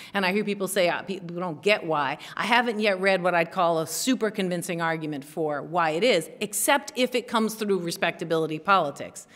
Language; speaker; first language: English; native; English